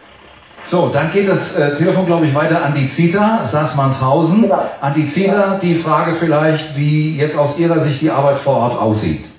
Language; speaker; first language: German; native; German